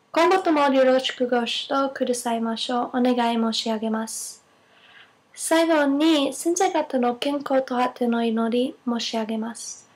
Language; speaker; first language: Japanese; non-native, learner; English